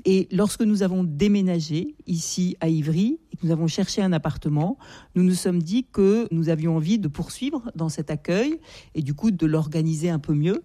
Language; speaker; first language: French; native; French